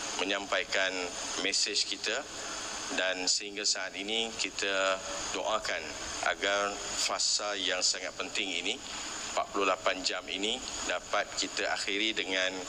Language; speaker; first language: Malay; native; Malay